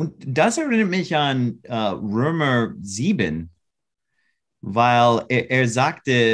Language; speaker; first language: German; non-native, learner; English